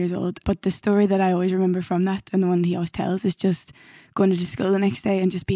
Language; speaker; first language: English; native; English